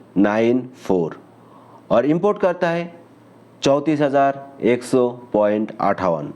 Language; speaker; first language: Hindi; non-native, local second language; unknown